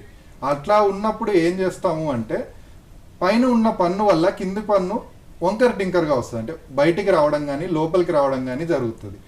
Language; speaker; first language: Telugu; native; Telugu